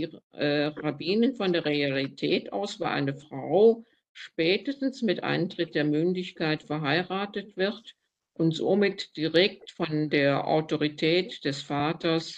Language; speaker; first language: German; native; German